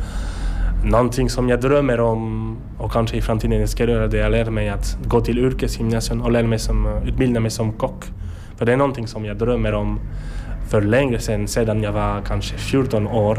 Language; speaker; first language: Swedish; non-native, learner; French